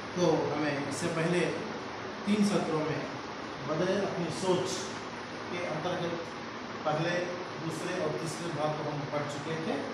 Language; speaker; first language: Hindi; non-native, local second language; Telugu